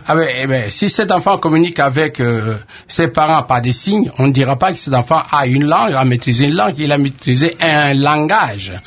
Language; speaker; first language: French; non-native, local second language; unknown